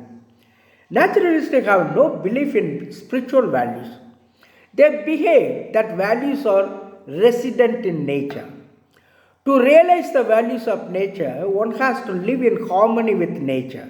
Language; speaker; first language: English; non-native, local second language; Tamil